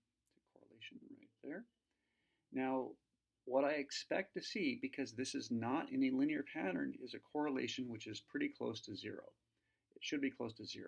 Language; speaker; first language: English; native; English